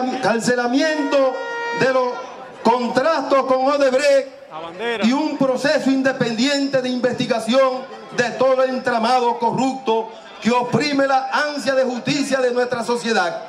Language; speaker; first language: Spanish; native; Spanish